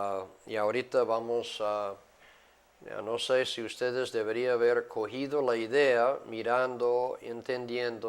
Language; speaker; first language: Spanish; non-native, fluent; English